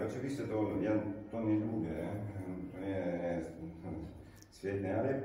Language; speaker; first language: Polish; non-native, learner; Italian